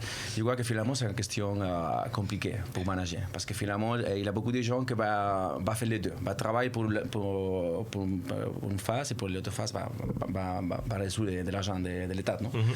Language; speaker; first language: French; non-native, fluent; Spanish